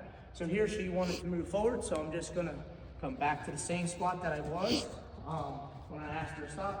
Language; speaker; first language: English; native; English